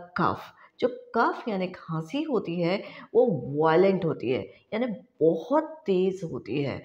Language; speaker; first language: Hindi; non-native, local second language; Marathi